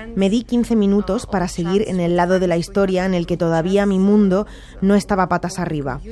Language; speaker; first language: Spanish; non-native, fluent; Ukrainian